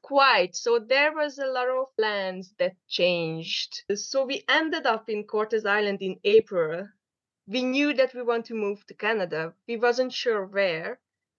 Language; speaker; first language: English; non-native, fluent; Hungarian